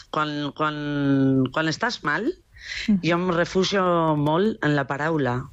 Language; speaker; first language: Catalan; non-native, local second language; Spanish